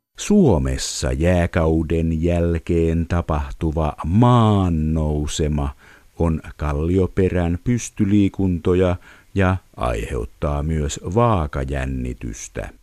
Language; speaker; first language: Finnish; native; Finnish